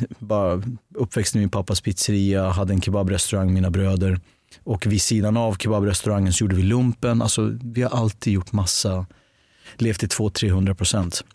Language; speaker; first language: Swedish; early bilingual, other home language; Armenian